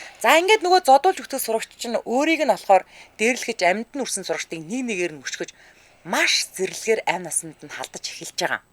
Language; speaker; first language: Mongolian; native; Mongolian